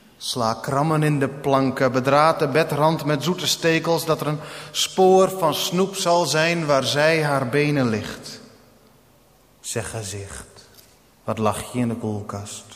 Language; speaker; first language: Dutch; non-native, local second language; Western Frisian